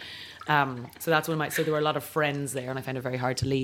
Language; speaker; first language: English; native; English